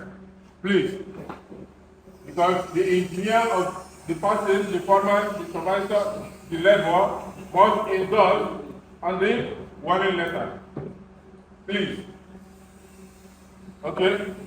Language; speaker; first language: English; non-native, fluent; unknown